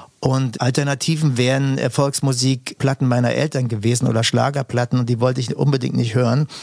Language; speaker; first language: German; native; German